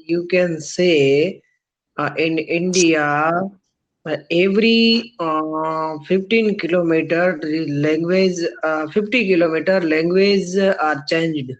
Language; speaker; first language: English; non-native, learner; Rajasthani